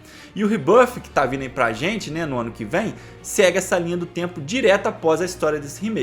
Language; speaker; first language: Portuguese; native; Portuguese